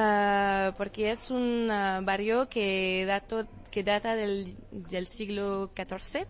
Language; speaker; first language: Spanish; non-native, fluent; French